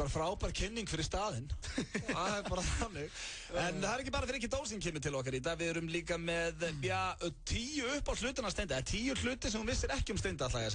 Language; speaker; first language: Icelandic; native; Icelandic